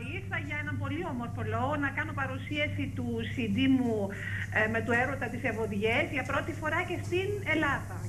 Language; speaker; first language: Greek; early bilingual, heritage; Greek